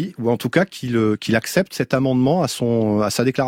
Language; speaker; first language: French; native; French